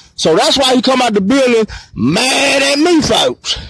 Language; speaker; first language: English; native; English